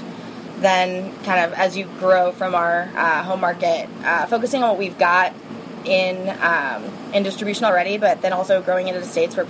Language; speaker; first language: English; native; English